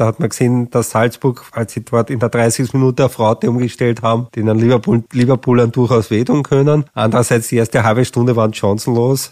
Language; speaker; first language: German; native; German